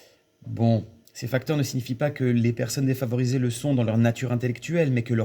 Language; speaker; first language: French; native; French